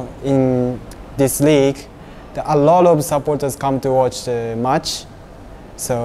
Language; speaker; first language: English; non-native, learner; Japanese